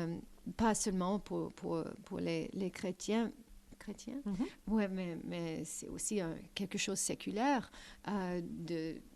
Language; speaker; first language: French; non-native, fluent; English